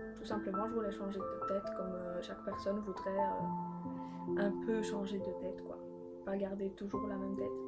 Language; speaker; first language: French; early bilingual, other home language; Polish